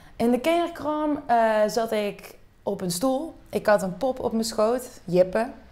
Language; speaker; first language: Dutch; native; Dutch